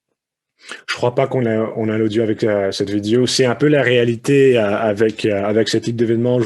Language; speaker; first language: French; early bilingual, other home language; Spanish